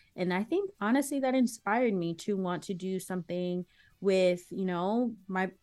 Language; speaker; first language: English; early bilingual, other home language; Akan